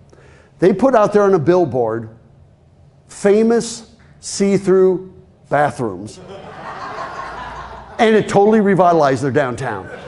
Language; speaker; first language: English; native; English